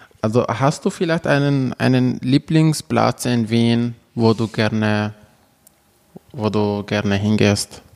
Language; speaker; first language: German; non-native, learner; Arabic